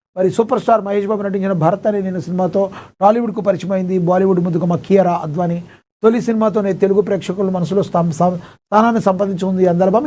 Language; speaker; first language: Telugu; native; Telugu